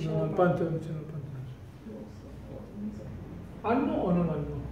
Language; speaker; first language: Italian; non-native, fluent; Spanish